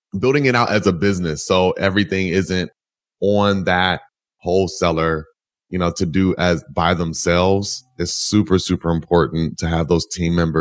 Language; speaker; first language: English; native; English